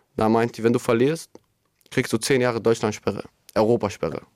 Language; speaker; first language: German; non-native, fluent; Albanian